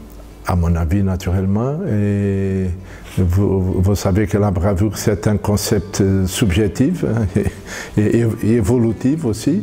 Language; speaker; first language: French; non-native, fluent; Portuguese